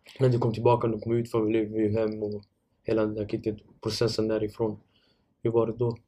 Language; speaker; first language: Swedish; non-native, fluent; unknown